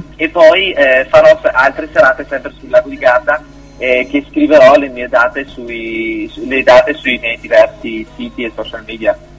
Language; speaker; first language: Italian; early bilingual, other home language; German